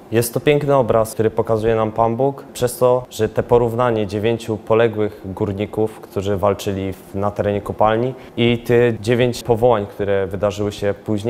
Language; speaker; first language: Polish; native; Polish